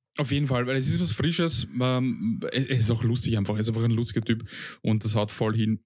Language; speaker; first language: German; early bilingual, other home language; Bosnian